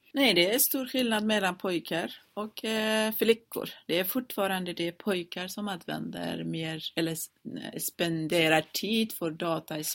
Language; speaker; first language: Swedish; non-native, fluent; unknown